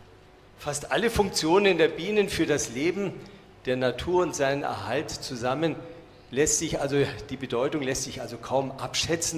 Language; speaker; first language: German; native; German